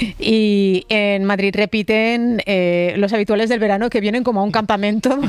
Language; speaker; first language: Spanish; native; Spanish